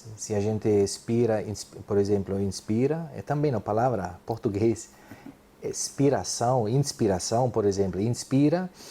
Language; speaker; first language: Portuguese; non-native, fluent; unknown